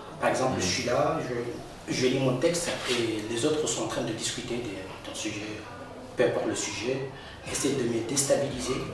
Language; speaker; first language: French; non-native, local second language; Comorian